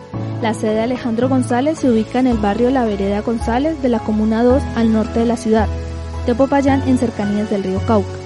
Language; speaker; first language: Spanish; native; Spanish